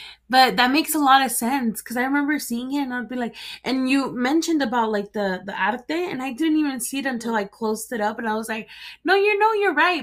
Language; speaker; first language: English; early bilingual, other home language; Spanish